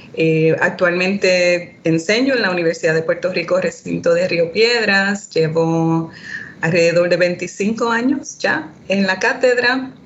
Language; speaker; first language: Spanish; early bilingual, heritage; Spanish